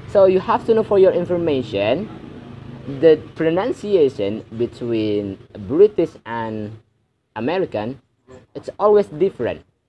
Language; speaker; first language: English; non-native, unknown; Indonesian